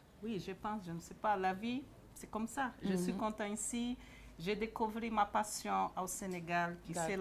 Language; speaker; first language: French; non-native, learner; Portuguese